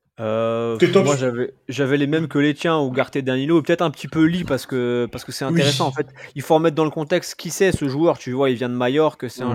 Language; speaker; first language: French; native; French